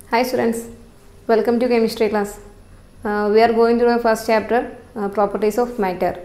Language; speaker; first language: English; non-native, local second language; Malayalam